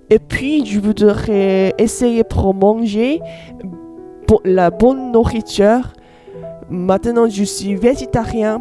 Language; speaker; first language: French; non-native, learner; Korean